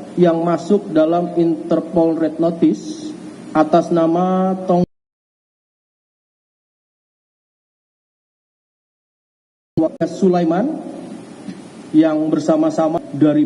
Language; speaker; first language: Indonesian; native; Indonesian